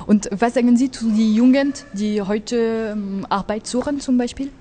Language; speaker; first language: German; non-native, learner; French